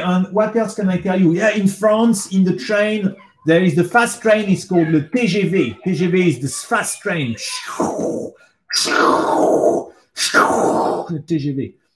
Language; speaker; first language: English; non-native, fluent; French